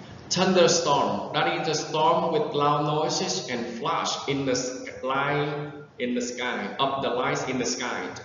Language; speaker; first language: English; non-native, fluent; Vietnamese